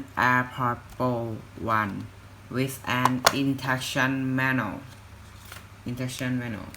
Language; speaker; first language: English; non-native, learner; Thai